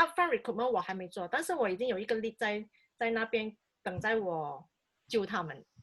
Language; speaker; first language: Chinese; native; Chinese